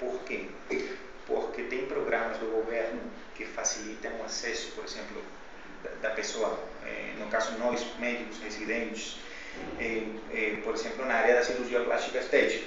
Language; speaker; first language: Portuguese; non-native, fluent; Spanish